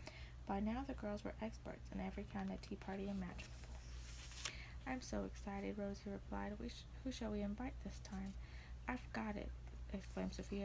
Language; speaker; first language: English; native; English